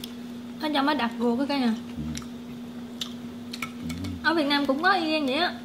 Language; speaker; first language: Vietnamese; native; Vietnamese